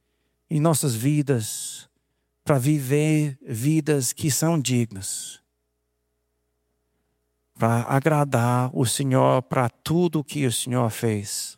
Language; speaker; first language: Portuguese; non-native, fluent; English